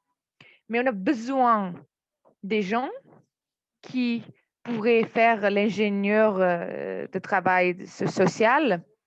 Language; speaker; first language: French; non-native, fluent; Armenian